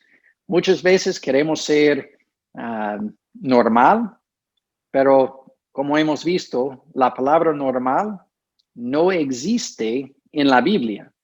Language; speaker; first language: Spanish; non-native, fluent; English